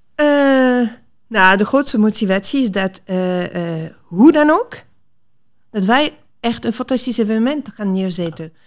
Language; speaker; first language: Dutch; non-native, fluent; French